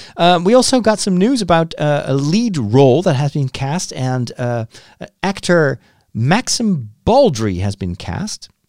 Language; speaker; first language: English; non-native, fluent; Dutch